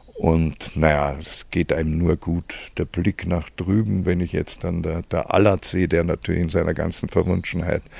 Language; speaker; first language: German; native; German